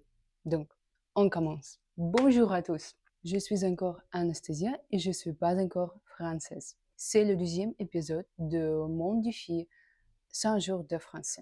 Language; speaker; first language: French; non-native, learner; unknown